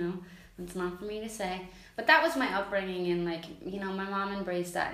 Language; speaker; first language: English; native; English